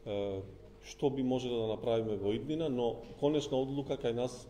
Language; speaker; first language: Macedonian; non-native, local second language; Albanian